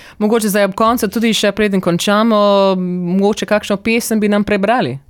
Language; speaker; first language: Slovenian; early bilingual, heritage; Slovenian